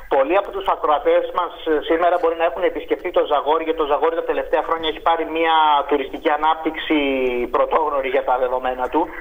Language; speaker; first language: Greek; native; Greek